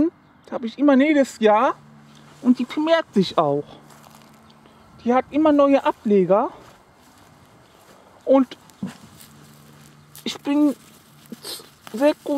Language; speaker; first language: German; non-native, learner; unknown